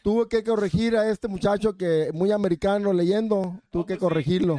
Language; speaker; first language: Spanish; native; Spanish